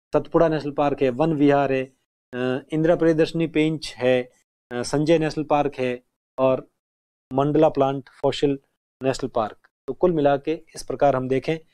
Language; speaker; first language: Hindi; native; Hindi